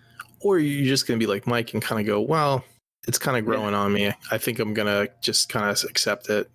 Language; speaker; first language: English; native; English